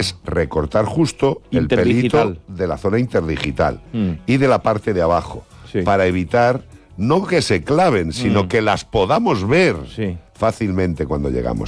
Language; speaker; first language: Spanish; native; Spanish